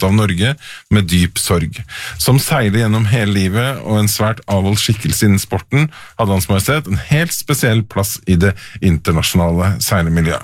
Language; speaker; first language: Norwegian; native; Norwegian